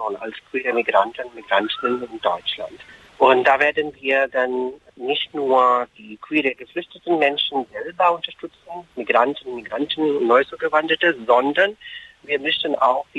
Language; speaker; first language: German; non-native, fluent; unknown